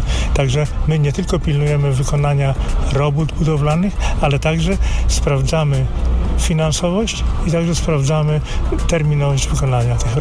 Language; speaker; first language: Polish; native; Polish